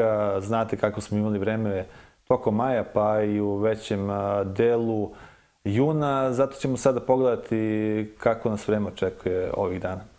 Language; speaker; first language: Serbian; native; Serbian